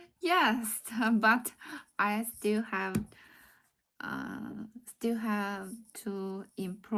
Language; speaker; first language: English; non-native, learner; Chinese